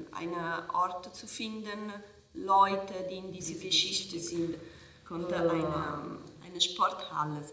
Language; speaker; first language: German; non-native, fluent; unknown